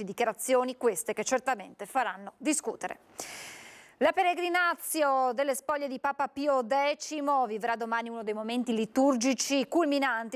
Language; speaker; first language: Italian; native; Italian